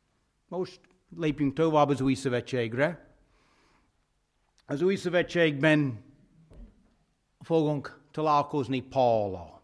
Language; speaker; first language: Hungarian; non-native, fluent; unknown